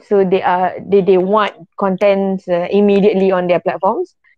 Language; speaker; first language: English; non-native, local second language; Malay